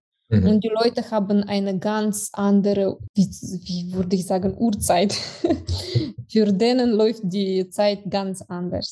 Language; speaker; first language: German; non-native, fluent; Romanian